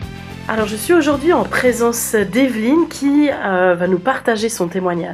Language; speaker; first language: French; native; French